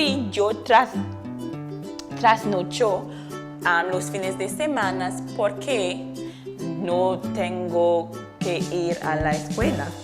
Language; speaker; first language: Spanish; non-native, fluent; English